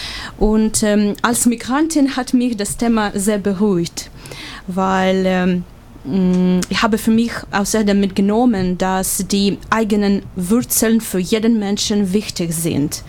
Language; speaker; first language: German; non-native, learner; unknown